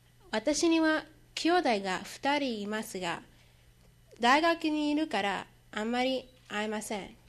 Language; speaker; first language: Japanese; non-native, learner; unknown